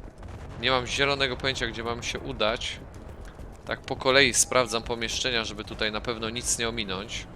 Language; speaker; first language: Polish; native; Polish